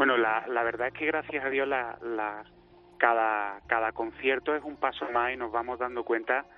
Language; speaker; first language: Spanish; native; Spanish